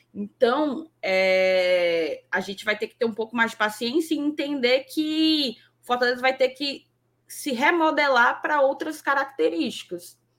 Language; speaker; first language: Portuguese; native; Portuguese